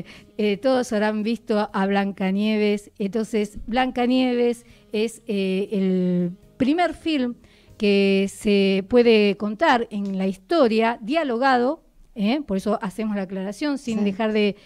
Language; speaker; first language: Spanish; native; Spanish